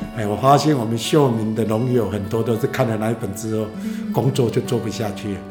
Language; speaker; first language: Chinese; native; Chinese